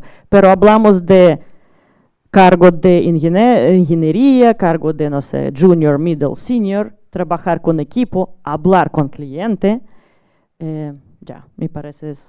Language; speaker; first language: Spanish; non-native, learner; Russian